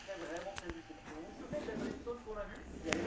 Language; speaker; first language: French; native; French